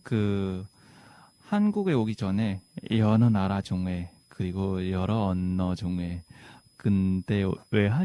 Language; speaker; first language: Korean; non-native, fluent; Vietnamese